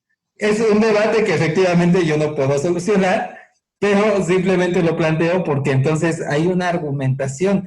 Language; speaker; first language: Spanish; native; Spanish